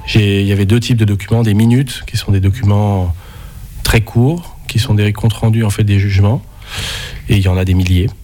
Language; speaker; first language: French; native; French